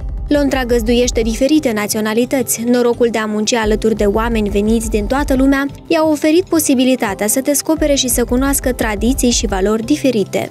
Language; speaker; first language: Romanian; native; Romanian